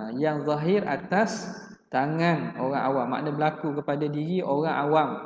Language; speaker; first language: Malay; native; Malay